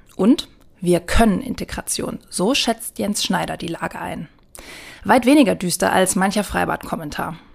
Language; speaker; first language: German; native; German